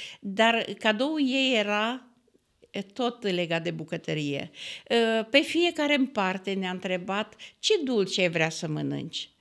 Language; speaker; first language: Romanian; native; Romanian